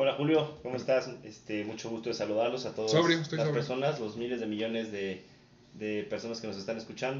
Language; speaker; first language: Spanish; native; Spanish